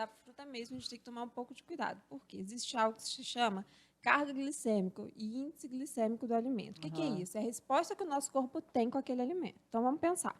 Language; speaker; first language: Portuguese; native; Portuguese